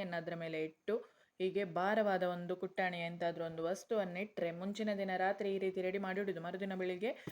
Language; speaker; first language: Kannada; non-native, local second language; Konkani